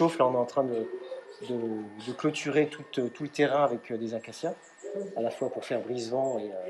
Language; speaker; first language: French; native; French